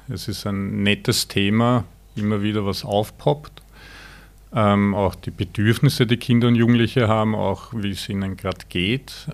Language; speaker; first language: German; native; German